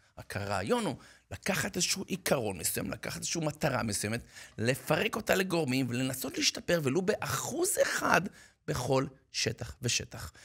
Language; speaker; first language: Hebrew; native; Hebrew